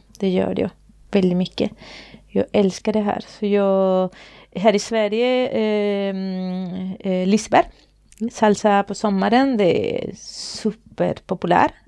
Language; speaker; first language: Swedish; non-native, fluent; Spanish